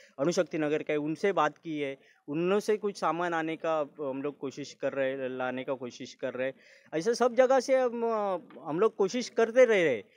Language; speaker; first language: Hindi; non-native, local second language; Marathi